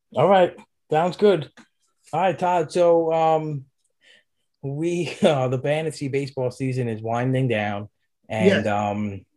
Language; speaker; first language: English; native; English